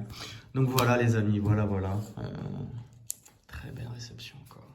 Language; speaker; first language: French; native; French